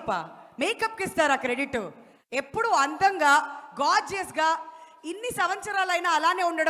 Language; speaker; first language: Telugu; native; Telugu